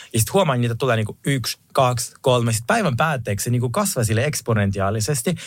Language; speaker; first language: Finnish; early bilingual, other home language; Russian